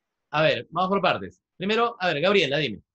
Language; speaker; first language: Spanish; native; Spanish